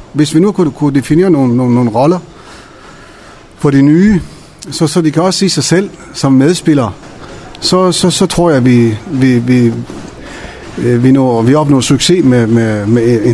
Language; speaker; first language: Danish; non-native, fluent; Persian